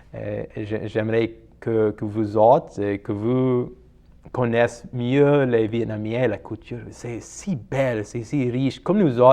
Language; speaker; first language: French; non-native, local second language; English